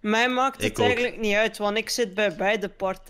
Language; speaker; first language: Dutch; native; Dutch